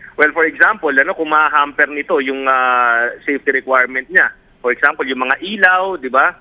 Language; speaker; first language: Filipino; native; Filipino